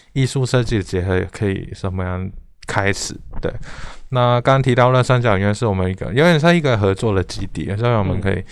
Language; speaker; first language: Chinese; non-native, fluent; Cantonese